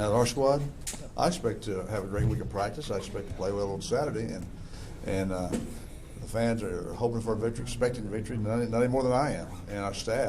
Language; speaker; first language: English; native; English